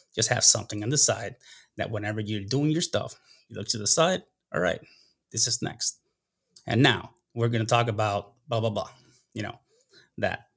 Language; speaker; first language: English; non-native, fluent; Spanish